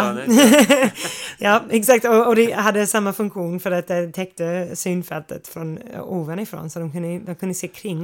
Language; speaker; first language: Swedish; non-native, fluent; English